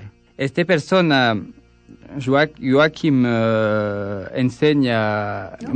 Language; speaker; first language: Spanish; non-native, learner; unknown